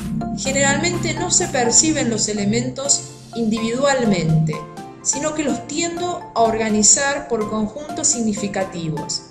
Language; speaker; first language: Spanish; native; Spanish